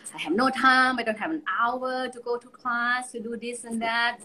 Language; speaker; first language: English; non-native, fluent; Thai